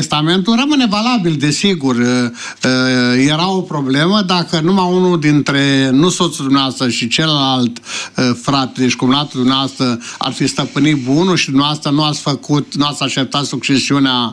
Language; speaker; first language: Romanian; native; Romanian